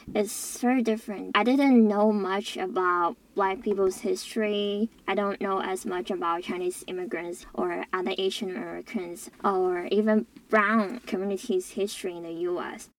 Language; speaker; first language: English; non-native, local second language; Cantonese